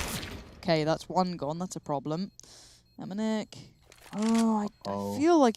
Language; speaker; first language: English; native; English